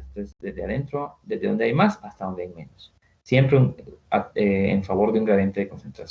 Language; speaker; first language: Spanish; native; Spanish